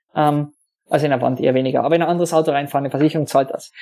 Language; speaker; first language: German; native; German